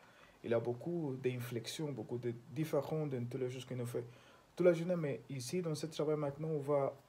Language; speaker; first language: French; non-native, learner; Spanish